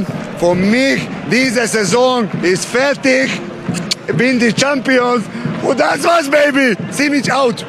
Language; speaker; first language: German; non-native, learner; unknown